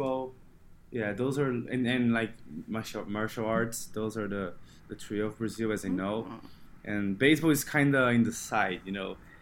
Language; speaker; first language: English; non-native, fluent; Portuguese